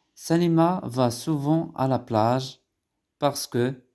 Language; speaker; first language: French; non-native, local second language; Arabic